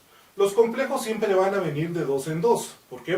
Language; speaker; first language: Spanish; native; Spanish